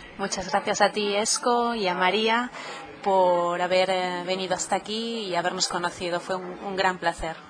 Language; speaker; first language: Spanish; native; Spanish